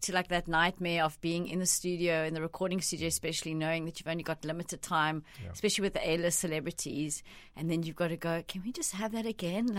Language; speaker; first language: English; non-native, local second language; Italian